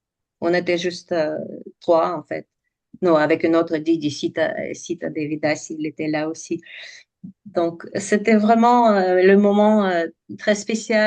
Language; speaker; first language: French; non-native, fluent; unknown